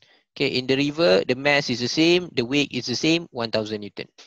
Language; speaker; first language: English; non-native, local second language; Malay